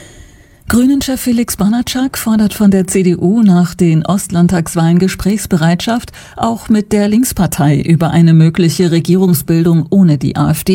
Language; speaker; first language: German; native; German